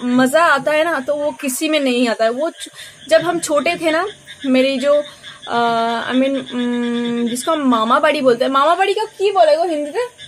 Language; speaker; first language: Hindi; non-native, local second language; Bangla